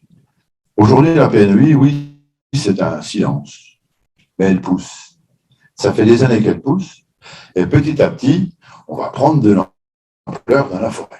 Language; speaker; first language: French; native; French